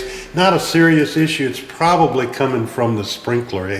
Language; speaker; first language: English; native; English